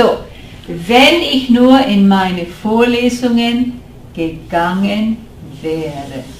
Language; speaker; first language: German; non-native, fluent; English